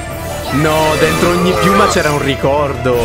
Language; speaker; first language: Italian; native; Italian